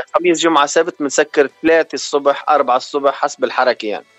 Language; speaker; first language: Arabic; native; Arabic